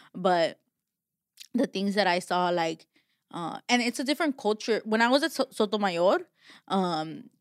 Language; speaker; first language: English; early bilingual, other home language; Spanish